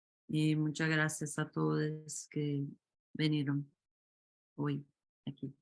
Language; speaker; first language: Spanish; non-native, fluent; Portuguese